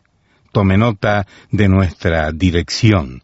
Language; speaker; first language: Spanish; native; Spanish